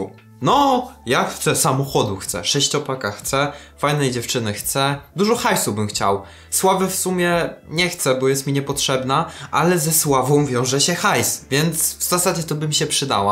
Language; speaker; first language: Polish; native; Polish